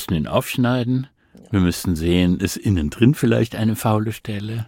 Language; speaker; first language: German; native; German